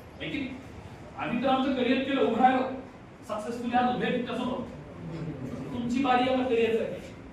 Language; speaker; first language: Marathi; native; Marathi